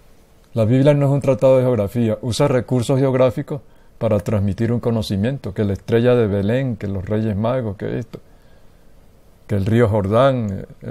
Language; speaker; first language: Spanish; native; Spanish